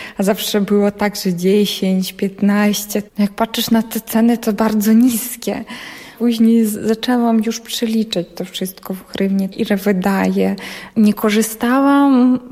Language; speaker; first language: Polish; non-native, learner; Ukrainian